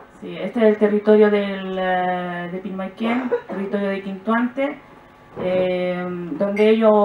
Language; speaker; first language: Spanish; native; Spanish